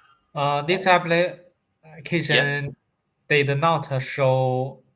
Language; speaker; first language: English; non-native, learner; Chinese